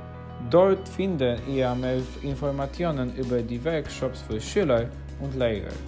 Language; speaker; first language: German; non-native, learner; Polish